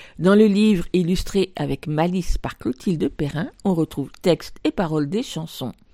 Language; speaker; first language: French; native; French